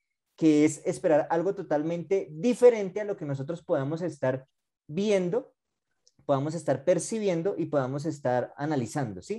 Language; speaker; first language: Spanish; native; Spanish